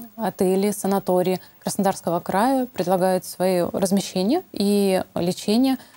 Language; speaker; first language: Russian; native; Russian